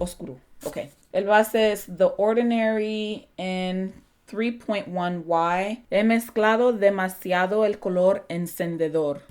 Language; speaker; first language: Spanish; non-native, learner; English